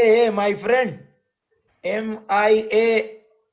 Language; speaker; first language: English; non-native, learner; Pashto